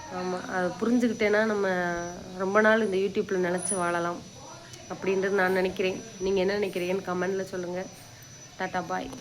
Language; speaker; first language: Tamil; native; Tamil